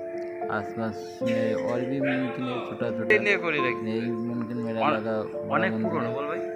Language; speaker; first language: Hindi; non-native, local second language; Bangla